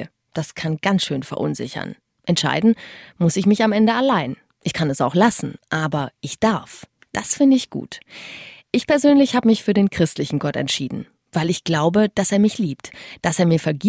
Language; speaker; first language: German; native; German